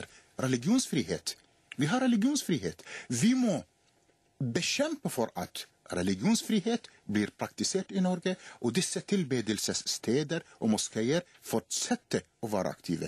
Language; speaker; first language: Norwegian; non-native, fluent; Arabic